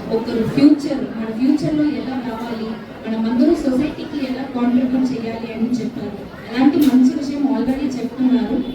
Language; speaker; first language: Telugu; non-native, fluent; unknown